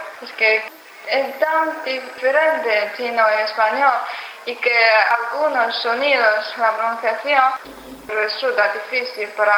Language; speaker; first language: Spanish; non-native, learner; Chinese